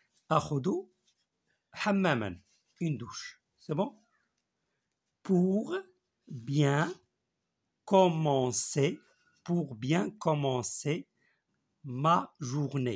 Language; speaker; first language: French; non-native, local second language; Arabic